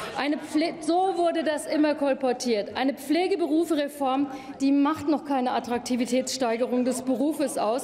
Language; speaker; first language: German; native; German